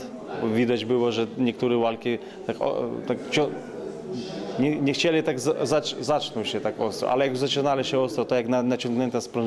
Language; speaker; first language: Polish; non-native, learner; Ukrainian